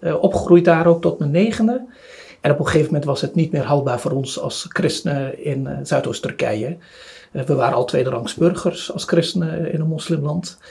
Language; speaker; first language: Dutch; early bilingual, other home language; Turoyo